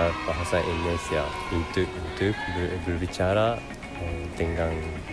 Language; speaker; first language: Indonesian; non-native, learner; Japanese